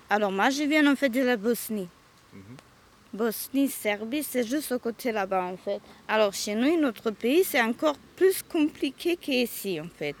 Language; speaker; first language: French; non-native, learner; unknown